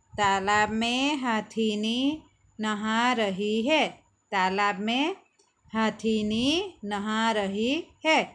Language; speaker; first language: Hindi; non-native, local second language; Gujarati